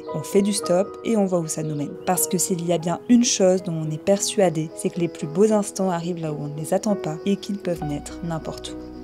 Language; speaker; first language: French; native; French